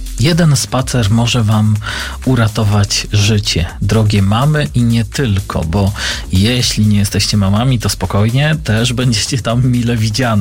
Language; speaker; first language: Polish; native; Polish